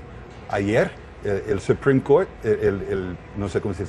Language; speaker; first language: Spanish; non-native, learner; English